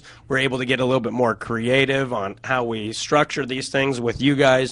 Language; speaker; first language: English; native; English